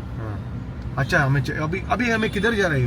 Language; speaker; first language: Hindi; non-native, local second language; Kannada